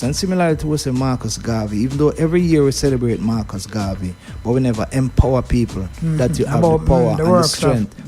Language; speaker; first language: English; native; English